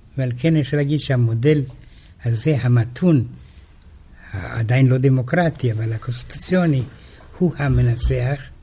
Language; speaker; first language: Hebrew; non-native, fluent; Romanian